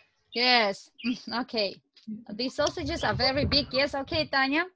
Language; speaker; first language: English; non-native, fluent; Russian